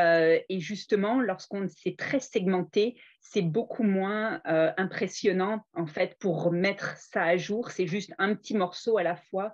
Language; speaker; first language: French; native; French